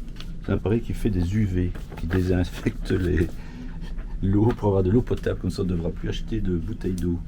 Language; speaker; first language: French; native; French